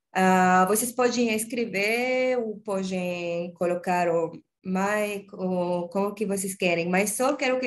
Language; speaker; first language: Portuguese; non-native, learner; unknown